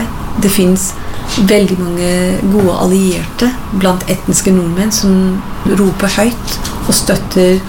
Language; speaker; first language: Norwegian; non-native, fluent; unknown